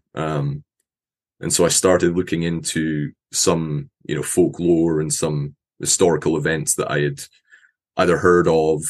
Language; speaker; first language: English; native; English